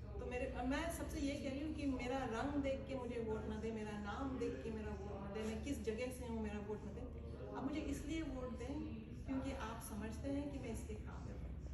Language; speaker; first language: Hindi; non-native, local second language; Telugu